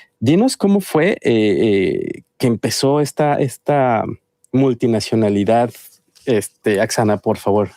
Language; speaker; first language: Spanish; native; Spanish